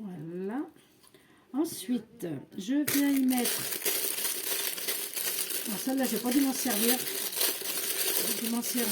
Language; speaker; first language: French; native; French